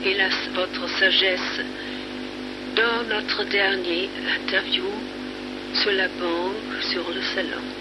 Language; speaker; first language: French; non-native, fluent; German